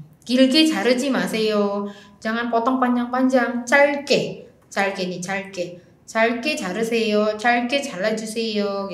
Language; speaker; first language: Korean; non-native, fluent; Indonesian